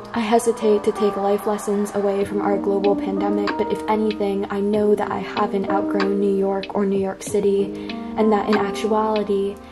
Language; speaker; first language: English; native; English